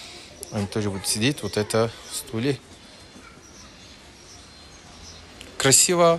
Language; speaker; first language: Russian; non-native, learner; Turkish